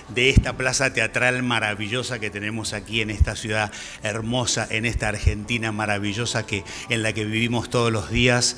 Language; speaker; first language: Spanish; native; Spanish